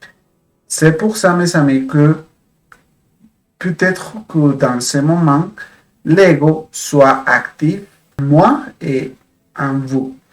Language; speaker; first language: French; non-native, fluent; Spanish